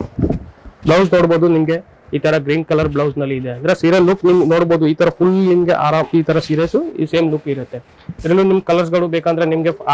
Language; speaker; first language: Kannada; non-native, fluent; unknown